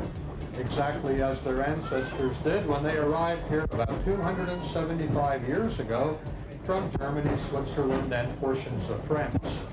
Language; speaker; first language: English; native; English